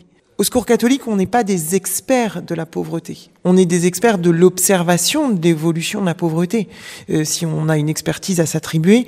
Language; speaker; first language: French; native; French